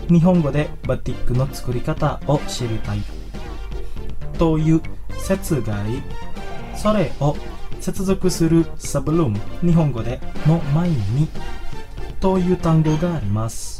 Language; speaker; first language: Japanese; non-native, fluent; Indonesian